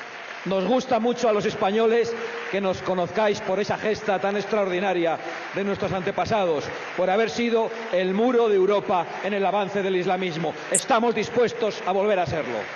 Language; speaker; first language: Spanish; native; Spanish